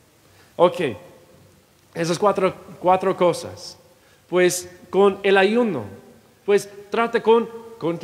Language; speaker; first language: Spanish; non-native, fluent; English